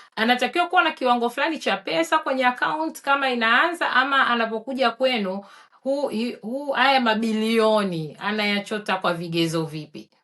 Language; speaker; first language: Swahili; native; Swahili